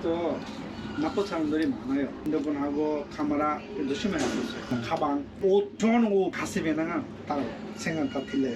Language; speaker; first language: Korean; non-native, learner; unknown